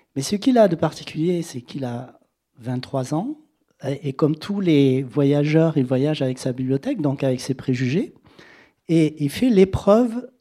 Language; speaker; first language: French; native; French